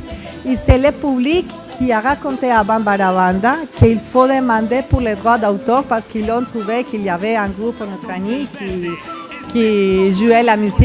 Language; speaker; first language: French; non-native, fluent; Spanish